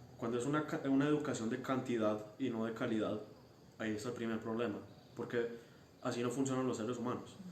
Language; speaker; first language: Spanish; early bilingual, heritage; Spanish